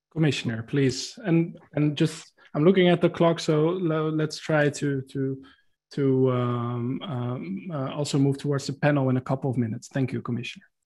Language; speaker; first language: English; non-native, fluent; Dutch